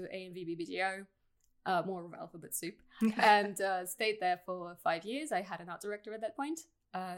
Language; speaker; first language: English; non-native, fluent; Russian